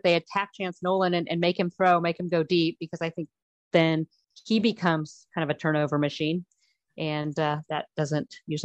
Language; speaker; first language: English; native; English